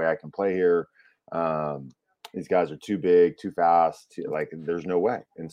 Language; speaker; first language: English; native; English